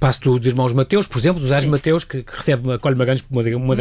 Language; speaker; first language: Portuguese; native; Portuguese